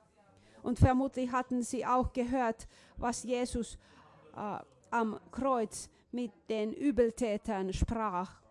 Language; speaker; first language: German; non-native, fluent; Finnish